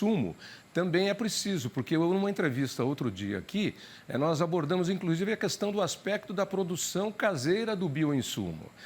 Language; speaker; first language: Portuguese; native; Portuguese